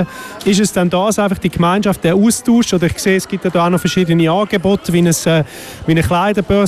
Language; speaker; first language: German; native; German